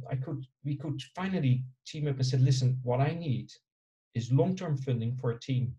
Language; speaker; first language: English; non-native, fluent; Dutch